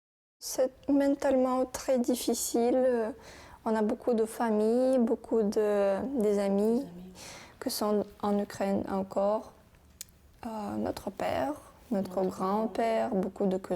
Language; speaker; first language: French; non-native, learner; Ukrainian